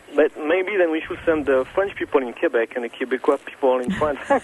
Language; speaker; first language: English; non-native, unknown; French